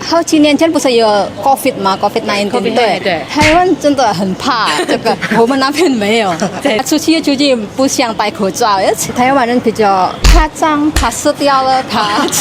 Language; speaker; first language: Chinese; non-native, fluent; Indonesian